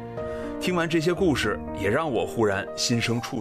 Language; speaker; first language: Chinese; native; Chinese